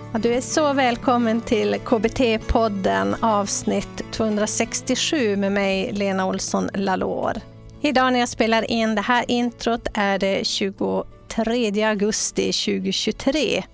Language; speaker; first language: Swedish; native; Swedish